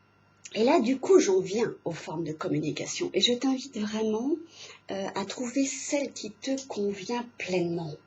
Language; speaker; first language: French; native; French